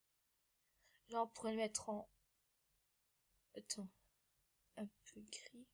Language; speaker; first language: French; native; French